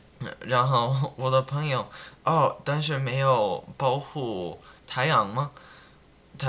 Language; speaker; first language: Chinese; non-native, learner; English